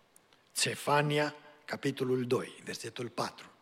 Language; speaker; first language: Romanian; native; Romanian